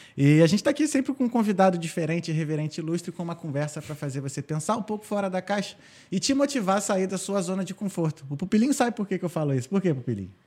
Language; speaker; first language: Portuguese; native; Portuguese